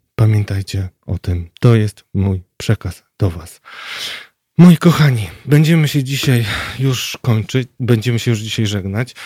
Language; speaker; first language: Polish; native; Polish